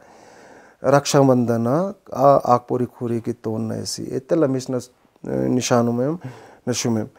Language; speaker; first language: Armenian; non-native, learner; Hindi